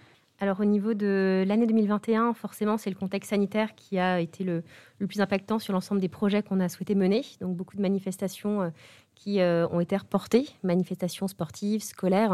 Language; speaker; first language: French; native; French